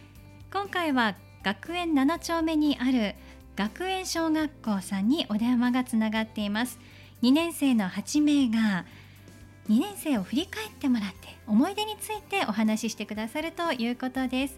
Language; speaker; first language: Japanese; native; Japanese